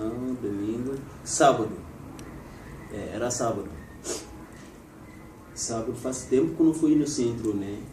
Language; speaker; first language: Portuguese; non-native, learner; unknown